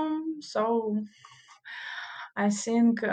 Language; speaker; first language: English; non-native, learner; Russian